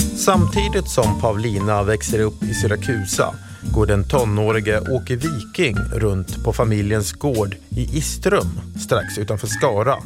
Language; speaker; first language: Swedish; native; Swedish